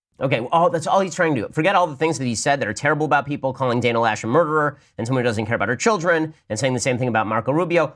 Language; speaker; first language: English; native; English